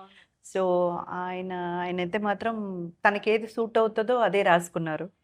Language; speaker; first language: Telugu; native; Telugu